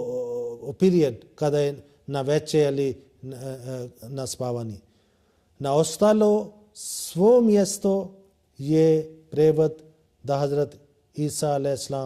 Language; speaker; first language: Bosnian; non-native, learner; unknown